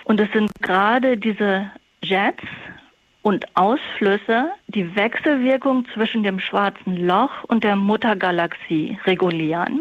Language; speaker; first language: German; native; German